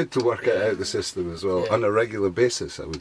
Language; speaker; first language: English; native; English